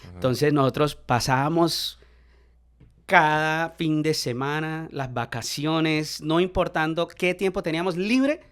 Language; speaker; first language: Spanish; early bilingual, heritage; Spanish